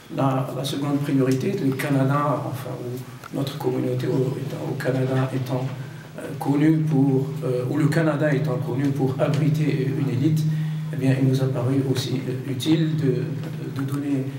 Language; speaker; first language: French; non-native, local second language; Arabic